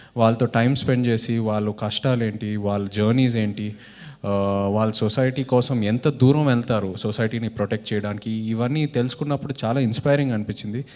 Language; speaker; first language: Telugu; native; Telugu